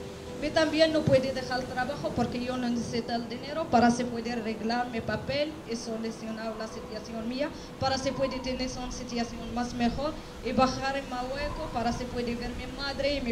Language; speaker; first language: Spanish; non-native, learner; Arabic